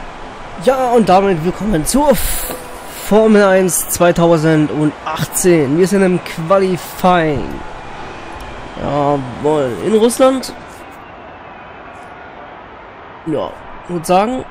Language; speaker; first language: German; native; German